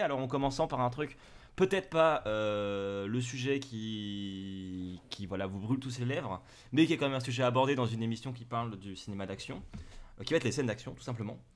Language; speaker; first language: French; native; French